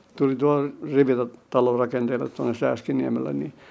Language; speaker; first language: Finnish; native; Finnish